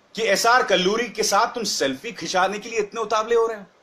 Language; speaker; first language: Hindi; native; Hindi